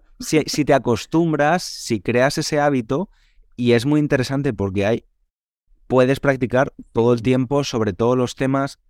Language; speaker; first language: Spanish; native; Spanish